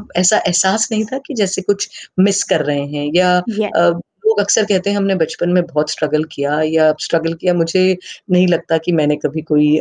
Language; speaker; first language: Hindi; native; Hindi